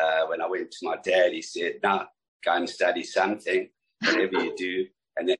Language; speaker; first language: English; native; English